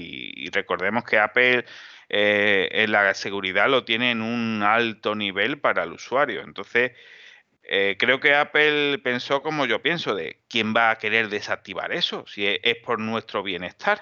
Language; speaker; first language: Spanish; native; Spanish